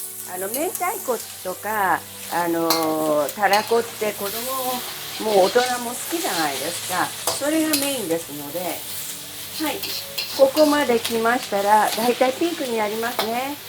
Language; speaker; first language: Japanese; early bilingual, other home language; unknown